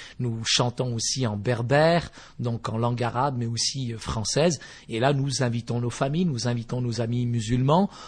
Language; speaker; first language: French; early bilingual, other home language; Berber languages